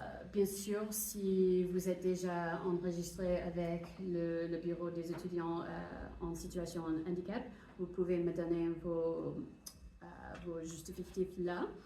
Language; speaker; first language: French; non-native, fluent; English